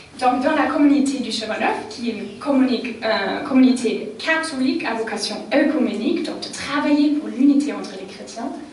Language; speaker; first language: French; non-native, fluent; German